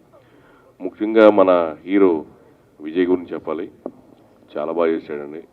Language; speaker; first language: Telugu; native; Telugu